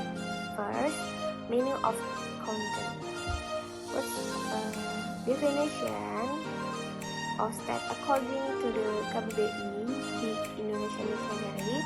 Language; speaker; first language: English; non-native, learner; Indonesian